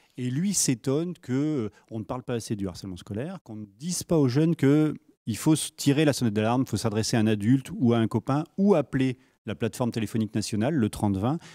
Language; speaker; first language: French; native; French